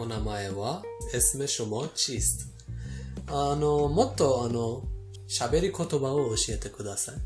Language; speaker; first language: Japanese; non-native, fluent; Persian